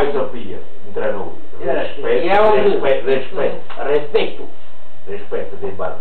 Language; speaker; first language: Romanian; non-native, learner; Italian